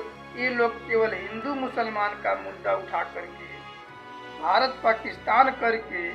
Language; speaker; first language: Hindi; native; Hindi